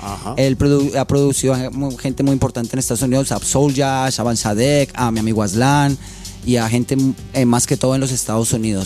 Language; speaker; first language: Spanish; native; Spanish